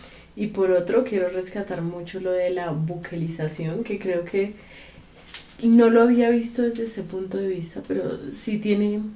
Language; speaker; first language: Spanish; native; Spanish